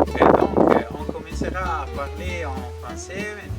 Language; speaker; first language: French; non-native, learner; Italian